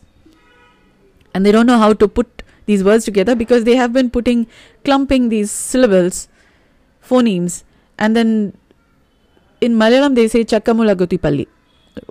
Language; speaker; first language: English; non-native, local second language; Malayalam